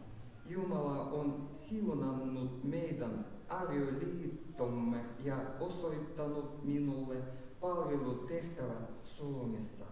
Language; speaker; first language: Finnish; non-native, learner; Russian